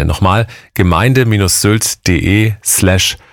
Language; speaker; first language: German; native; German